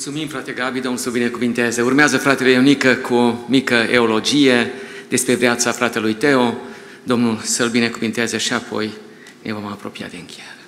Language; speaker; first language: Romanian; native; Romanian